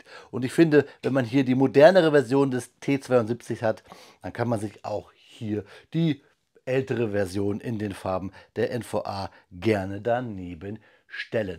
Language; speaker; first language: German; native; German